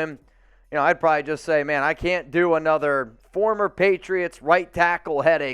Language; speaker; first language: English; native; English